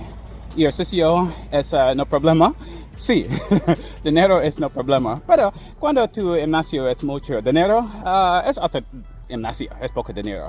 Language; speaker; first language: Spanish; non-native, learner; English